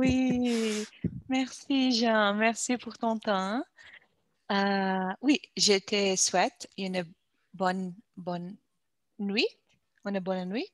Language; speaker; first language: French; non-native, learner; Portuguese